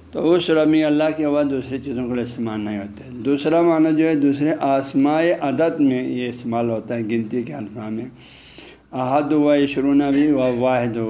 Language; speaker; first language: Urdu; non-native, local second language; Balti